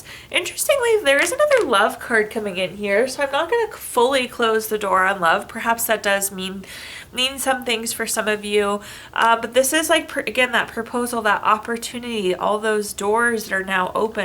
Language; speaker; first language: English; native; English